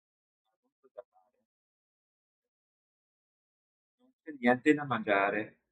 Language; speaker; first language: Italian; non-native, learner; English